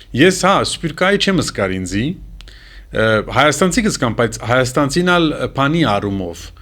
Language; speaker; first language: Armenian; early bilingual, heritage; Armenian